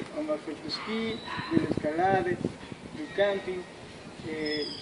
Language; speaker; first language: French; non-native, learner; Spanish